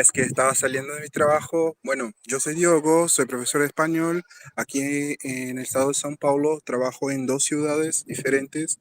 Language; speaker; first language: Spanish; non-native, fluent; Portuguese